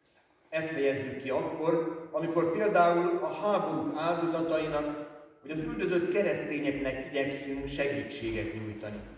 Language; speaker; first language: Hungarian; native; Hungarian